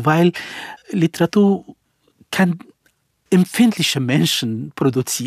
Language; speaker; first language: German; non-native, fluent; Central Kurdish